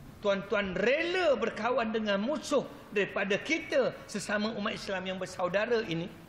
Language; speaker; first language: Malay; non-native, local second language; Chinese